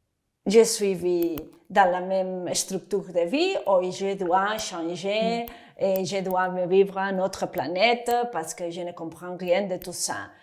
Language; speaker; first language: French; non-native, fluent; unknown